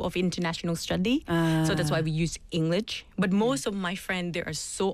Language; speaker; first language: English; non-native, fluent; Thai